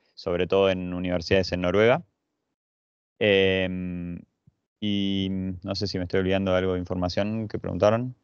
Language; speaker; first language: Spanish; native; Spanish